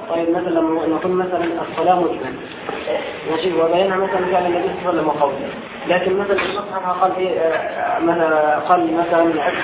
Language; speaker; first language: Arabic; native; Arabic